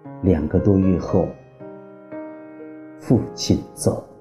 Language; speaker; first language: Chinese; native; Chinese